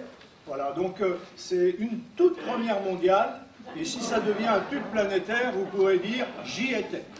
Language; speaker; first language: French; native; French